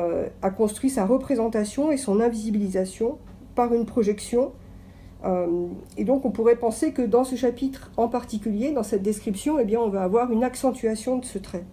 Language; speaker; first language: French; native; French